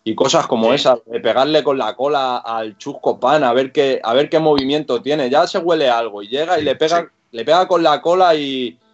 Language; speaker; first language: Spanish; native; Spanish